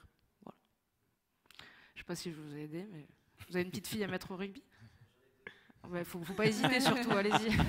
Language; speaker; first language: French; native; French